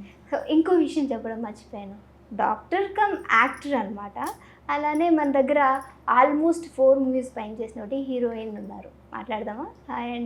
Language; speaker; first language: Telugu; native; Telugu